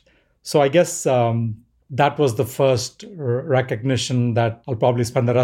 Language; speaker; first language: English; non-native, local second language; Telugu